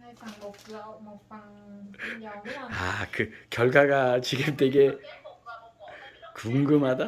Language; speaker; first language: Korean; native; Korean